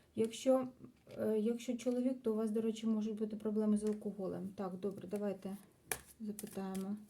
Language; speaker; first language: Ukrainian; non-native, local second language; Russian